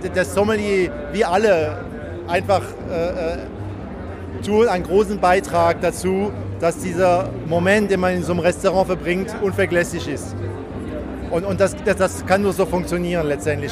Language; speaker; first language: German; native; German